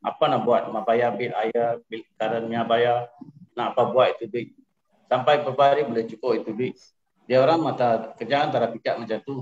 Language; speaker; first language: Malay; non-native, local second language; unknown